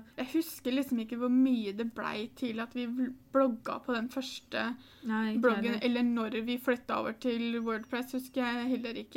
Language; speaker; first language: Norwegian; native; Norwegian